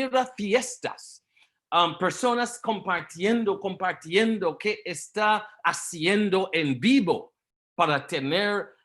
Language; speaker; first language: Spanish; non-native, learner; Portuguese